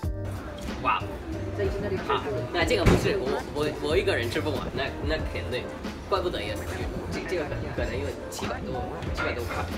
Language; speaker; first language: Chinese; non-native, fluent; English